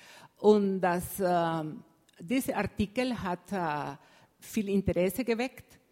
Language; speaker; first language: German; non-native, fluent; Spanish